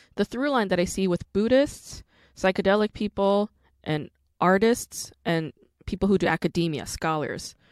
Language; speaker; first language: English; non-native, fluent; Korean